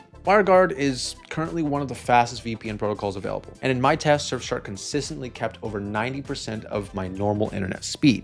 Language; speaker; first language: English; native; English